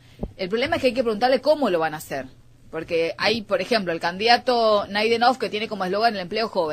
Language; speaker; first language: Spanish; native; Spanish